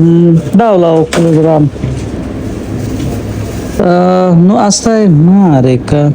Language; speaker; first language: Romanian; non-native, learner; Bangla